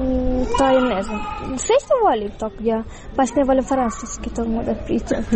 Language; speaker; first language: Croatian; non-native, learner; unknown